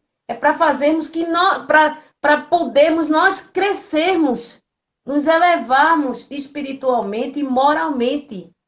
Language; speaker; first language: Portuguese; native; Portuguese